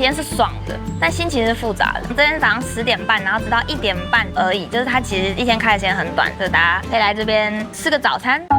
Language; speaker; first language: Chinese; native; Chinese